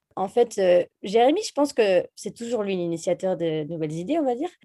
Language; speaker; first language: French; native; French